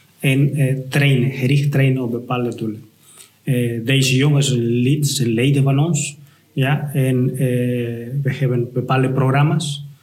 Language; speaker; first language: Dutch; non-native, fluent; Spanish